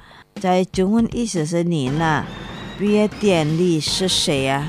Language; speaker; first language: Chinese; non-native, fluent; Indonesian